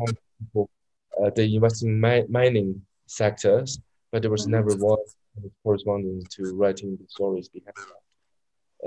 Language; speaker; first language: English; non-native, learner; Chinese